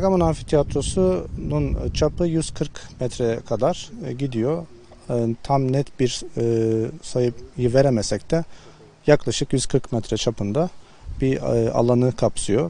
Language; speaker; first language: Turkish; native; Turkish